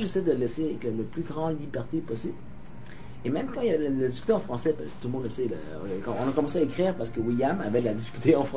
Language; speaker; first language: French; native; French